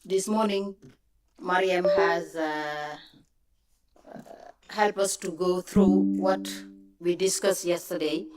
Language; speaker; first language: English; non-native, fluent; French